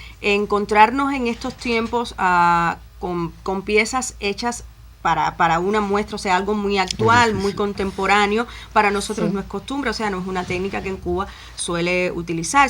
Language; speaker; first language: Spanish; native; Spanish